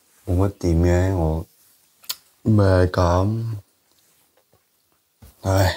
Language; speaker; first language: Korean; non-native, learner; Cantonese